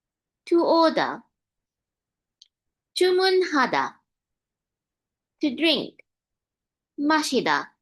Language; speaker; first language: Korean; non-native, learner; English